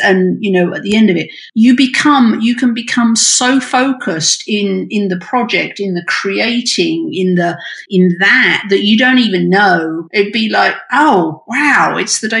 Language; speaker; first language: English; native; English